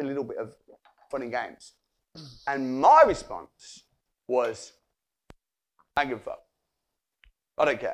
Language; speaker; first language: English; native; English